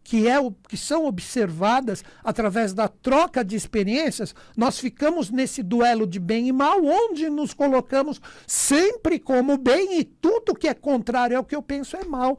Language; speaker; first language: Portuguese; native; Portuguese